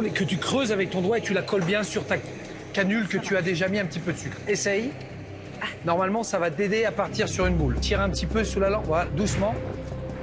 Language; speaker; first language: French; native; French